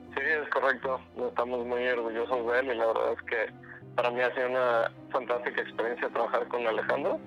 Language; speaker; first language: Spanish; native; Spanish